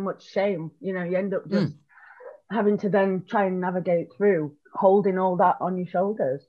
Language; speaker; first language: English; native; English